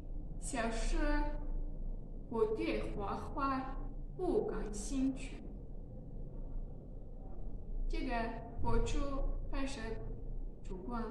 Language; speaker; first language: Chinese; non-native, learner; Tajik